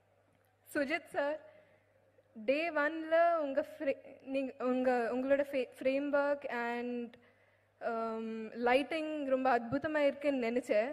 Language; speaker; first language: Tamil; non-native, fluent; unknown